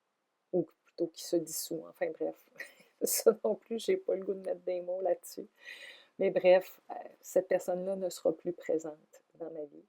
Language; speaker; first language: French; native; French